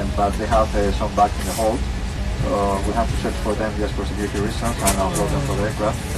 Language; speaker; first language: English; non-native, fluent; Spanish